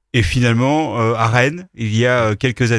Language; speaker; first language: French; native; French